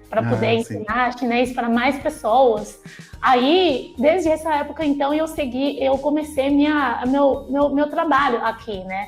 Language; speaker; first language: Portuguese; non-native, fluent; Chinese